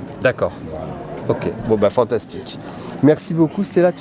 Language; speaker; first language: French; native; French